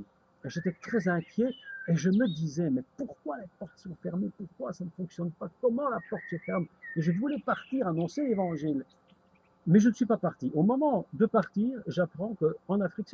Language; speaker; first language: French; native; French